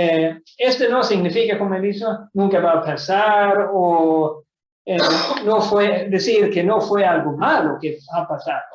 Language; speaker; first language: Spanish; non-native, fluent; Swedish